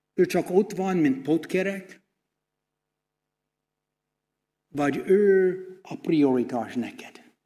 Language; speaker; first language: Hungarian; non-native, fluent; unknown